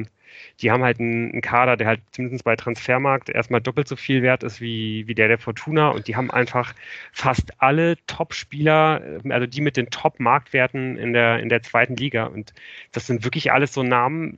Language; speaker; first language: German; native; German